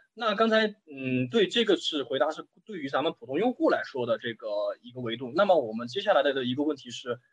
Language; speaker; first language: Chinese; native; Chinese